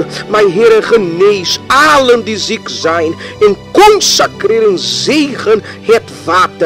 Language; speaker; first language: Dutch; non-native, fluent; Portuguese